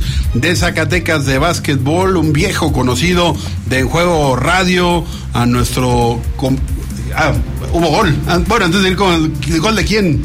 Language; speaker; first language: Spanish; native; Spanish